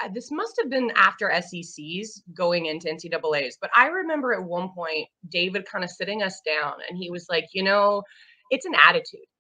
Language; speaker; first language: English; native; English